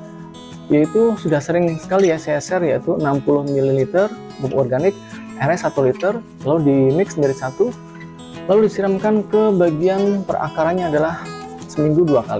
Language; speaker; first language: Indonesian; native; Indonesian